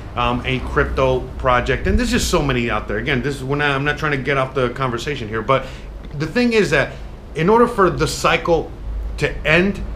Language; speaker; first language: English; native; English